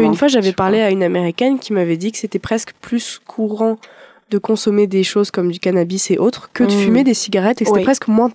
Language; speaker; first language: French; native; French